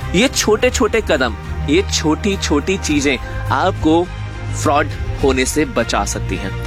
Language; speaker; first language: Hindi; native; Hindi